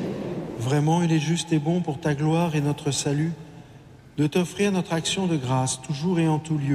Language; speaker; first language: French; native; French